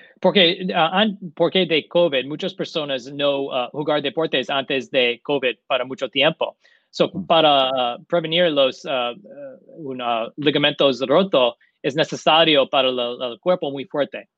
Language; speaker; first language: Spanish; non-native, learner; English